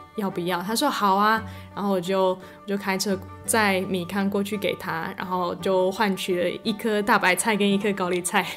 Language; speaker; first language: Chinese; non-native, fluent; English